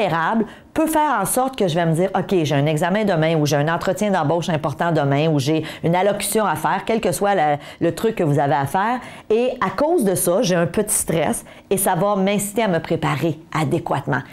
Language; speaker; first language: French; native; French